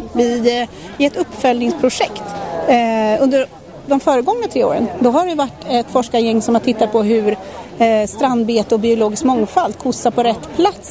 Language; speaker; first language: Swedish; native; Swedish